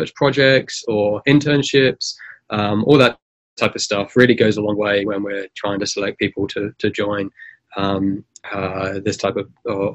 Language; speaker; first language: English; native; English